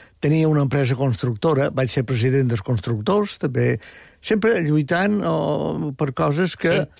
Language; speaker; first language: Catalan; native; Catalan